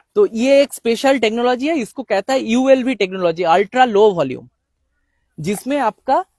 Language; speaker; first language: Hindi; non-native, local second language; Bangla